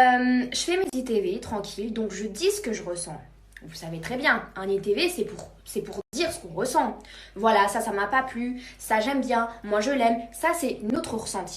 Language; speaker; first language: French; native; French